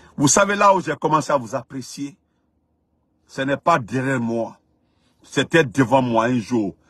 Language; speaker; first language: French; non-native, local second language; Fula